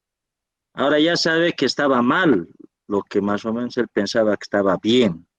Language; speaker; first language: Spanish; native; Spanish